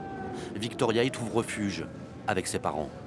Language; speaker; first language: French; native; French